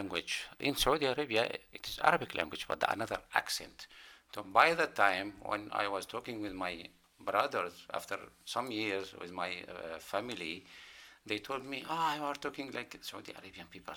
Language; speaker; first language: English; non-native, learner; Arabic